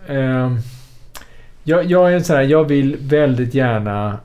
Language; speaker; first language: Swedish; native; Swedish